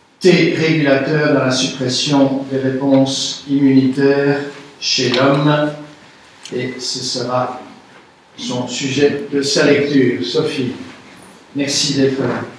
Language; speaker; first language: French; native; French